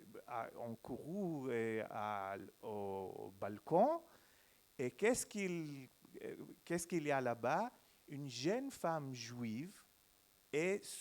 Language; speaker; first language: French; non-native, learner; Hebrew